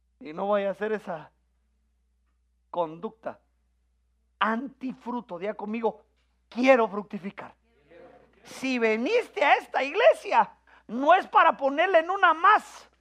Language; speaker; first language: Spanish; native; Spanish